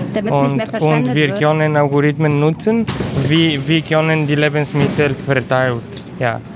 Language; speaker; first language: German; non-native, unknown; Bulgarian